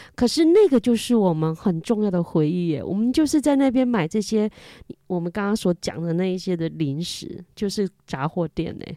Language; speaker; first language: Chinese; non-native, local second language; Hakka Chinese